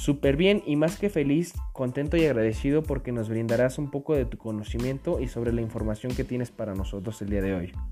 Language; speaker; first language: Spanish; native; Spanish